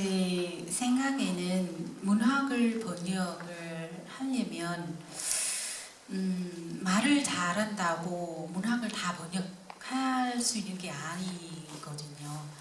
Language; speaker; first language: Korean; non-native, fluent; Vietnamese